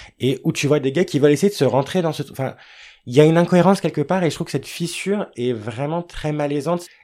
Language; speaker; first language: French; early bilingual, other home language; Arabic